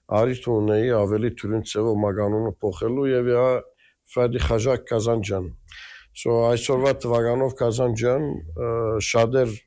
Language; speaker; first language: Armenian; native; Armenian